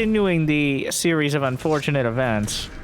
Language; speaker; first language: English; native; English